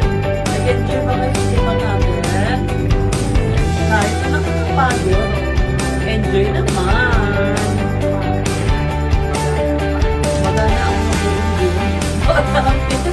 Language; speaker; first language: Filipino; native; Filipino